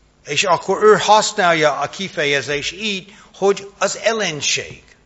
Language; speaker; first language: Hungarian; non-native, fluent; English